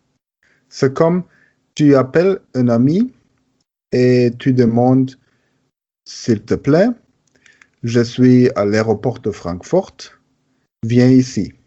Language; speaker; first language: French; non-native, learner; German